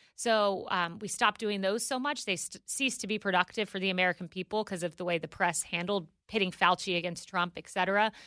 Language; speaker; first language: English; native; English